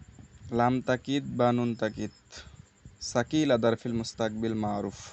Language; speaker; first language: Arabic; non-native, learner; Bangla